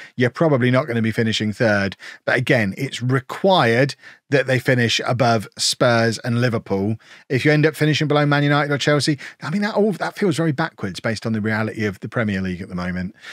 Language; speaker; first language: English; native; English